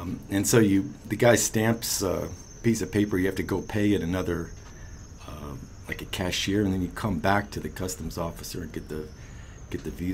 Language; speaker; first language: English; native; English